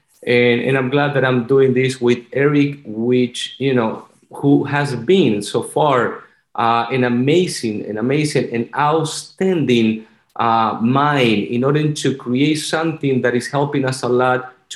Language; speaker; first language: English; non-native, fluent; Spanish